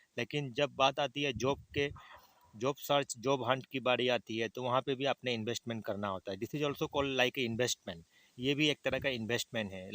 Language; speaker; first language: Hindi; native; Hindi